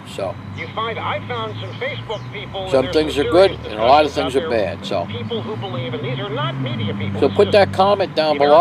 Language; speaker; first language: English; native; English